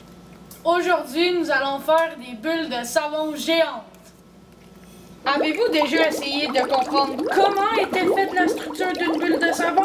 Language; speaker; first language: French; native; French